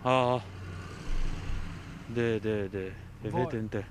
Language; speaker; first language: Swedish; non-native, learner; Arabic